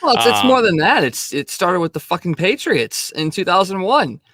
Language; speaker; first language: English; native; English